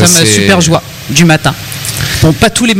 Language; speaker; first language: French; native; French